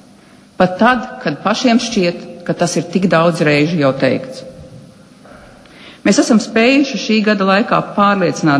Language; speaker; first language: Latvian; native; Latvian